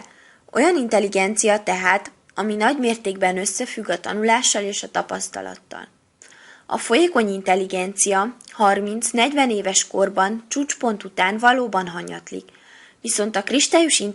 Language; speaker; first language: Hungarian; native; Hungarian